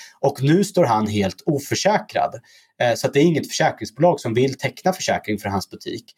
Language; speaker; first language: Swedish; early bilingual, other home language; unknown